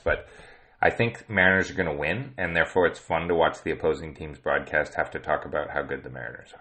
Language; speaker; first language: English; native; English